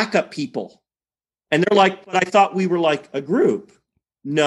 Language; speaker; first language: English; native; English